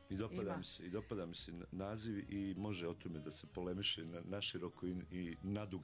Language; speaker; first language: Serbian; native; Serbian